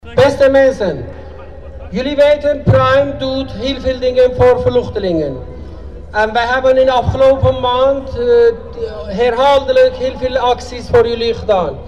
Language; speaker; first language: Dutch; non-native, fluent; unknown